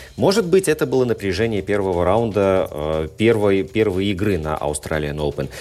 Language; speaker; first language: Russian; native; Russian